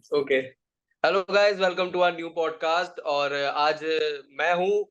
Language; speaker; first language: Hindi; native; Hindi